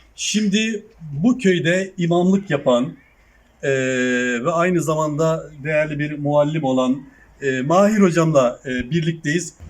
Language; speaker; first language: Turkish; non-native, learner; Bosnian